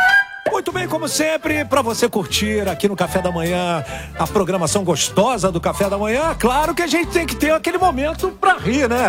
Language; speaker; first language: Portuguese; native; Portuguese